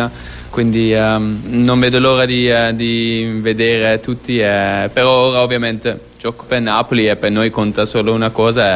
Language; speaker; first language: Italian; non-native, fluent; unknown